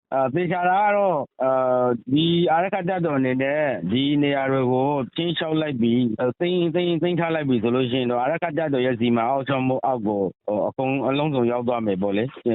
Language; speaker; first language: Burmese; native; Burmese